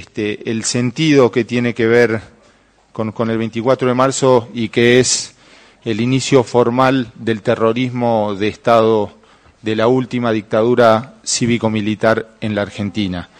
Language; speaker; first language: Spanish; native; Spanish